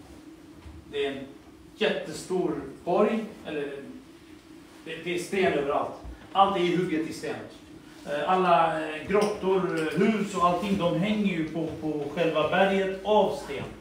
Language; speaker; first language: Swedish; early bilingual, other home language; Assyrian Neo-Aramaic